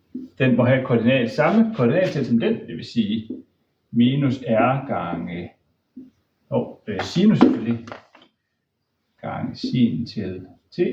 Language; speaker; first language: Danish; native; Danish